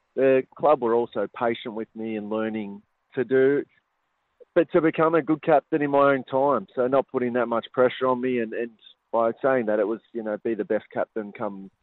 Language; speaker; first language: English; native; English